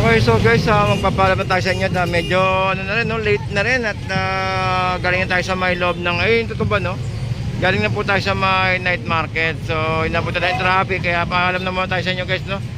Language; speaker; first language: Filipino; native; Filipino